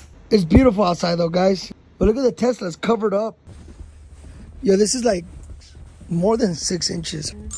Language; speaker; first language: English; early bilingual, other home language; Spanish